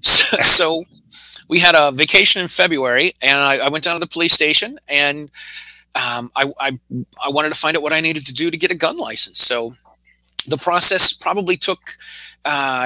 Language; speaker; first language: English; native; English